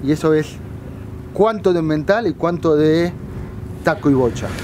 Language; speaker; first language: Spanish; native; Spanish